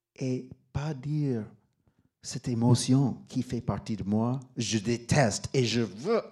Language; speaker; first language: French; non-native, fluent; English